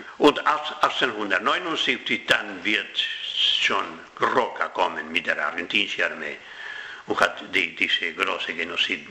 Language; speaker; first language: German; non-native, fluent; Spanish